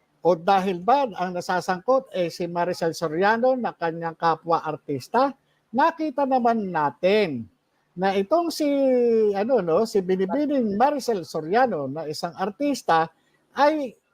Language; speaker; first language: Filipino; native; Filipino